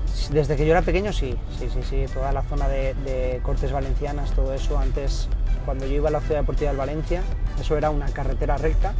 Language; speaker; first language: Spanish; native; Spanish